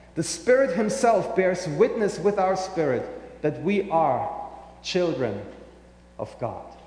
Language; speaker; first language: English; non-native, fluent; German